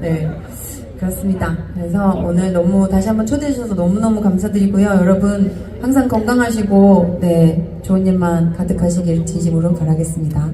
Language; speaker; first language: Korean; native; Korean